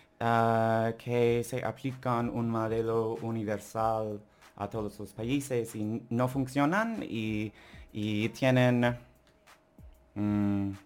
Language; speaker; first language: Spanish; non-native, learner; English